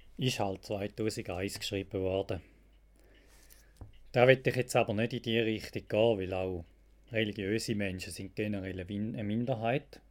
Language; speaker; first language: German; native; German